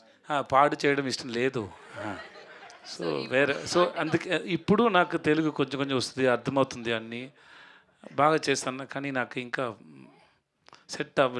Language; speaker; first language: Telugu; non-native, learner; Tamil